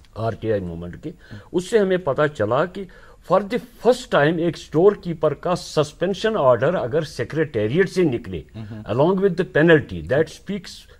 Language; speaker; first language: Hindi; non-native, local second language; Kashmiri